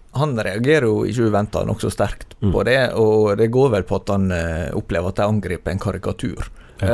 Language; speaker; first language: Norwegian; native; Norwegian